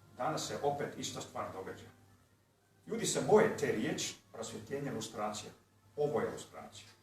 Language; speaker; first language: Bosnian; early bilingual, heritage; Croatian